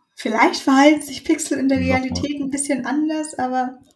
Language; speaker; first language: German; native; German